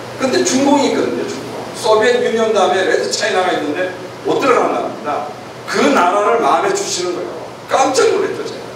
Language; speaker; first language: Korean; native; Korean